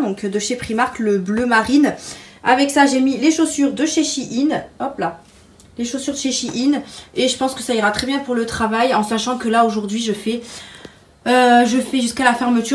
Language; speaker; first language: French; native; French